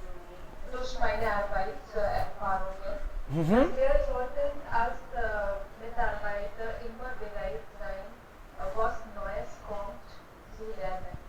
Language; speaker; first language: German; non-native, fluent; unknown